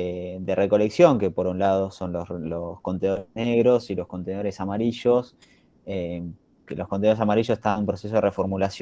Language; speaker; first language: Spanish; native; Spanish